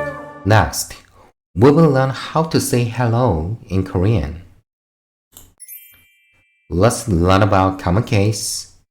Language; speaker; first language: English; non-native, fluent; Korean